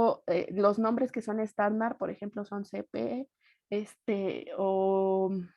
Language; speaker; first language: Spanish; native; Spanish